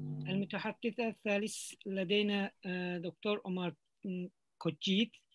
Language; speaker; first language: Arabic; non-native, fluent; Turkish